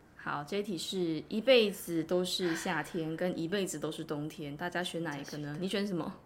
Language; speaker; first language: Chinese; native; Chinese